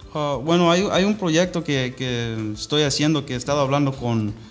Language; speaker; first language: Spanish; early bilingual, heritage; Spanish